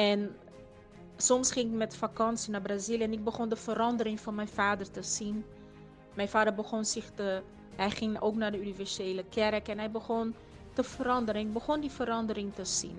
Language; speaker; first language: Dutch; non-native, fluent; Portuguese